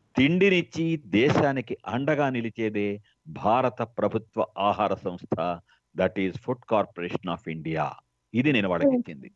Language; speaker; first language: Telugu; native; Telugu